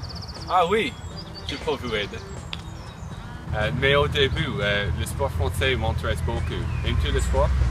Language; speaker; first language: French; non-native, learner; English